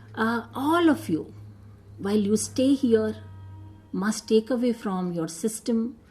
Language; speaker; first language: English; non-native, local second language; Hindi